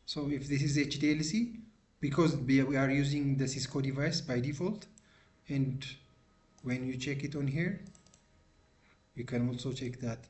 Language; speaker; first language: English; non-native, local second language; Amharic